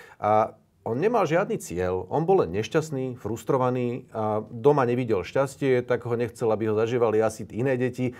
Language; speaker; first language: Slovak; native; Slovak